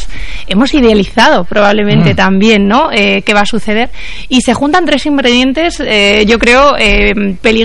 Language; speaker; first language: Spanish; native; Spanish